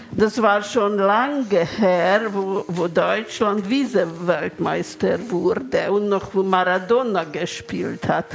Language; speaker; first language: German; non-native, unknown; Hungarian